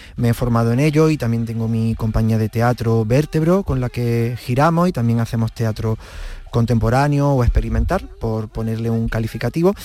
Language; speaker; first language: Spanish; native; Spanish